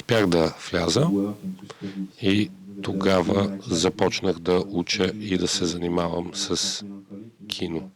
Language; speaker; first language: Bulgarian; native; Bulgarian